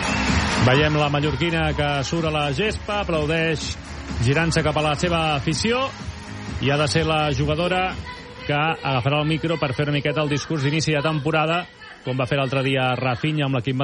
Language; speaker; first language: Catalan; native; Catalan